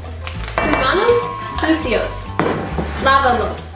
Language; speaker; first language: Spanish; non-native, learner; English